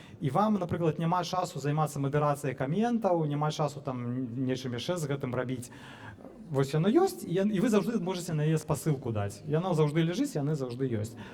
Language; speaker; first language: Belarusian; non-native, local second language; Russian